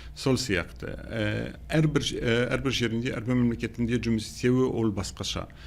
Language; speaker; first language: Kazakh; non-native, fluent; Polish